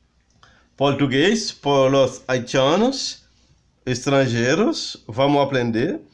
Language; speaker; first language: Portuguese; non-native, learner; Haitian Creole